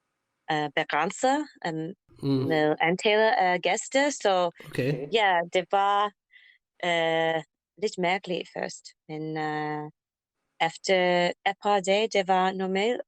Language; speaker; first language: Danish; non-native, learner; English